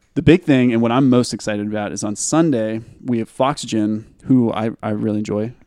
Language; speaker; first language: English; native; English